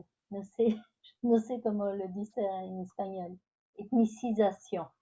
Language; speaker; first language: Spanish; non-native, fluent; French